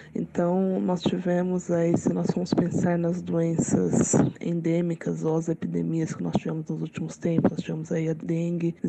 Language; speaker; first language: Portuguese; native; Portuguese